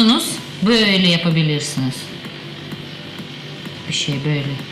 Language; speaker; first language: Turkish; non-native, learner; Russian